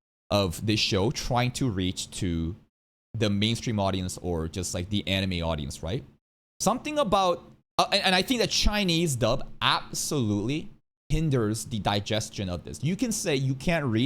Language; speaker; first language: English; native; English